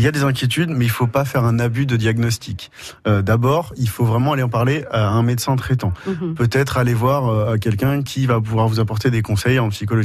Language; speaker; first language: French; native; French